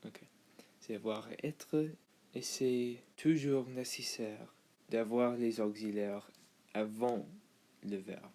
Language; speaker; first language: French; non-native, learner; English